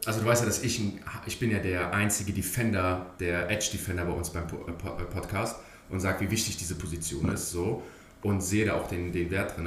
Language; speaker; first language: German; native; German